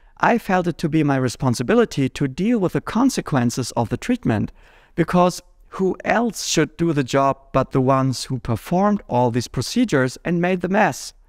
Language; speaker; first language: English; non-native, fluent; German